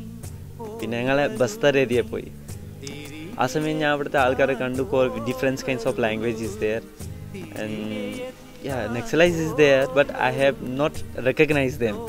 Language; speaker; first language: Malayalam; early bilingual, other home language; Hindi